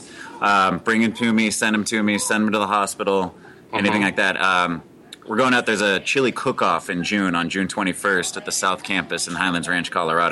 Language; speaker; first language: English; native; English